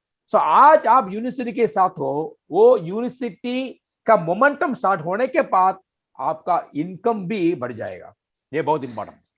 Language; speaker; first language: Hindi; non-native, fluent; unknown